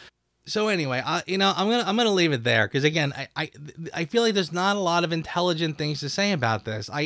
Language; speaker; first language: English; native; English